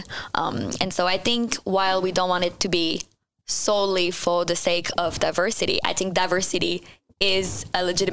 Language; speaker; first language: English; non-native, fluent; French